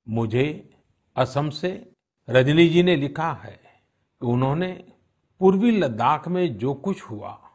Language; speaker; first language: Hindi; non-native, local second language; Gujarati